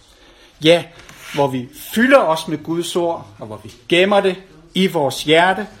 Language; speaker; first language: Danish; native; Danish